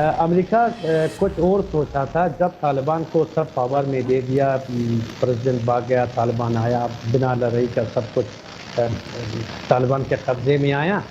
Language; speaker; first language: Hindi; non-native, fluent; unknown